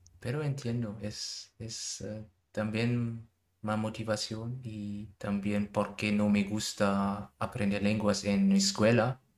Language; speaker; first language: Spanish; non-native, learner; German